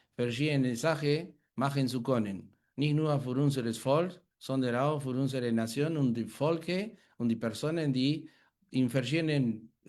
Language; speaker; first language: German; non-native, learner; Spanish